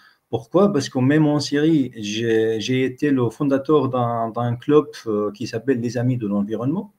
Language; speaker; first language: French; non-native, fluent; Arabic